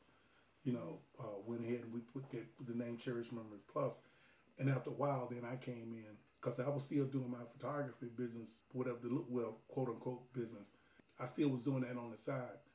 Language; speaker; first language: English; native; English